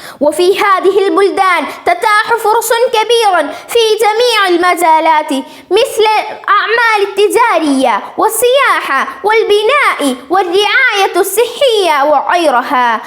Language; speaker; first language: Arabic; non-native, learner; Malayalam